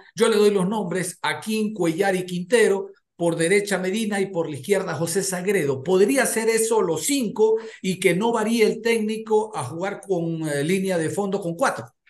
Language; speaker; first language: Spanish; native; Spanish